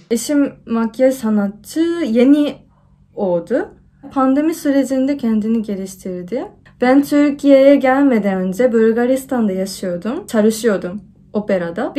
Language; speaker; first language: Turkish; non-native, fluent; Japanese